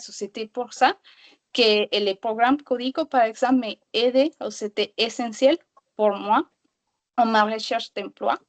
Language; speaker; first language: French; non-native, learner; Spanish